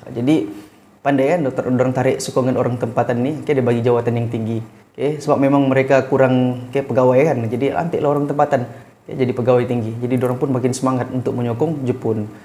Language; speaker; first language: Malay; native; Malay